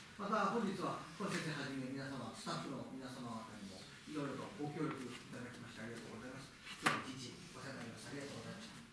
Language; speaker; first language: Japanese; native; Japanese